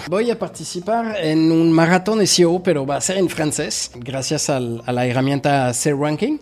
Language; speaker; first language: Spanish; non-native, fluent; French